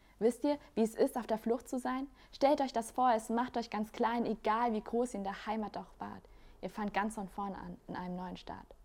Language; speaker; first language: German; native; German